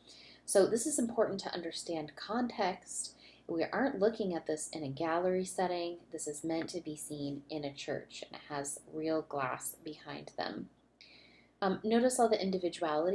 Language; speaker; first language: English; native; English